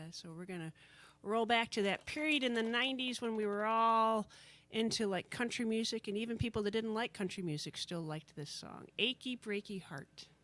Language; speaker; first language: English; native; English